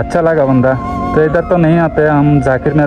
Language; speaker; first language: Hindi; non-native, learner; Bangla